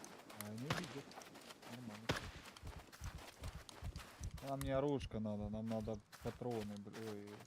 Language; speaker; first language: Russian; native; Russian